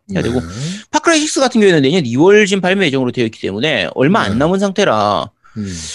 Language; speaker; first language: Korean; native; Korean